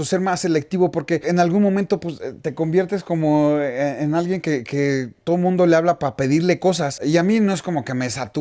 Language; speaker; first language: Spanish; native; Spanish